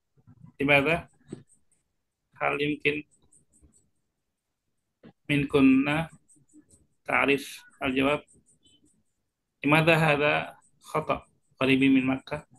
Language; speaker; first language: Arabic; non-native, fluent; Indonesian